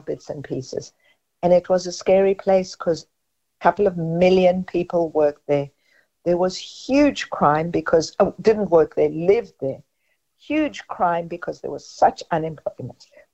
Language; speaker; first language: English; native; English